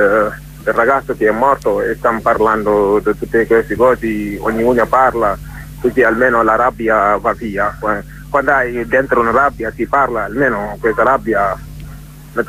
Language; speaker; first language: Italian; non-native, fluent; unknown